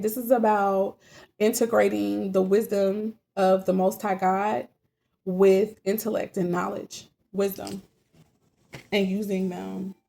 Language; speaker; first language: English; native; English